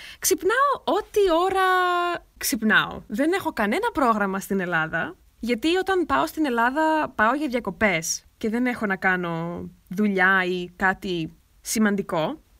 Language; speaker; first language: Greek; native; Greek